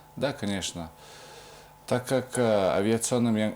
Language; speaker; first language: Russian; non-native, fluent; Mongolian